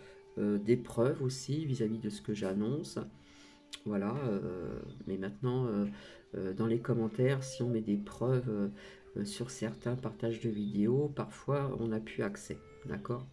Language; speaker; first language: French; native; French